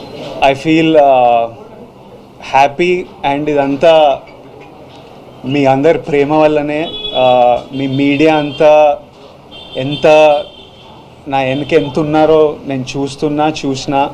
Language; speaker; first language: Telugu; native; Telugu